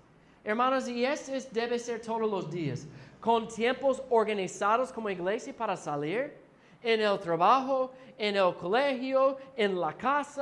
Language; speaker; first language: Spanish; non-native, fluent; English